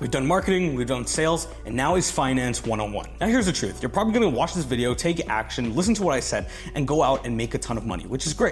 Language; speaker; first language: English; native; English